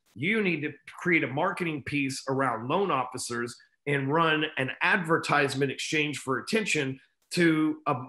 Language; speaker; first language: English; native; English